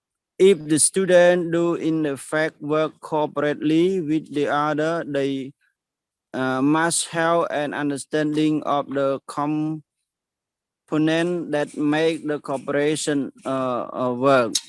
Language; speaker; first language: English; non-native, learner; Khmer